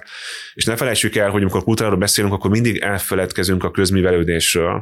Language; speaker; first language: Hungarian; native; Hungarian